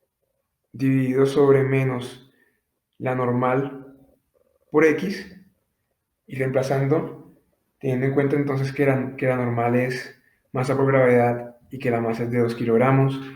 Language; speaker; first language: Spanish; native; Spanish